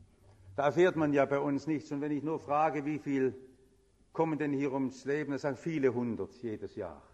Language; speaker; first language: German; native; German